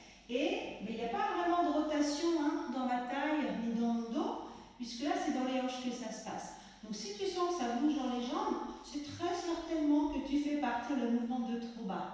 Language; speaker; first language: French; native; French